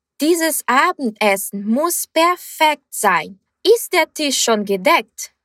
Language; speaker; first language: German; non-native, fluent; Portuguese